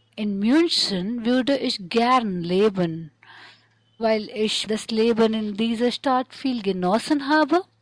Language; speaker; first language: German; non-native, learner; Hindi